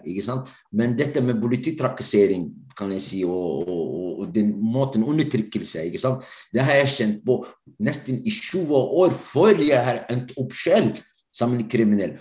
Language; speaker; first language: Norwegian; non-native, fluent; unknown